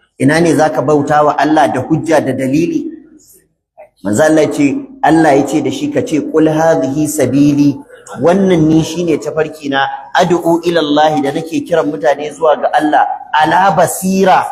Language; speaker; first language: Hausa; native; Hausa